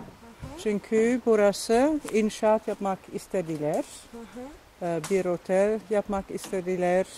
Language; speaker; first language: Turkish; non-native, learner; Dutch